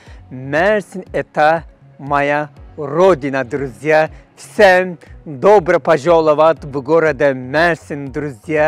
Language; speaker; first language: Russian; non-native, fluent; Turkish